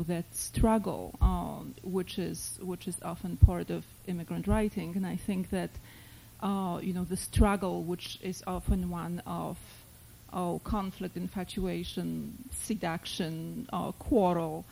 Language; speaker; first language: English; non-native, fluent; Polish